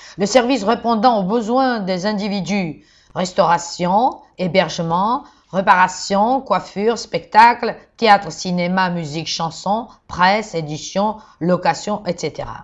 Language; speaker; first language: French; non-native, fluent; Georgian